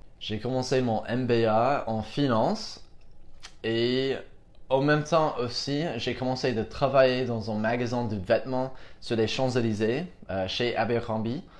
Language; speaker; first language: French; non-native, fluent; English